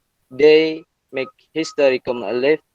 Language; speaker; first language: English; non-native, learner; Indonesian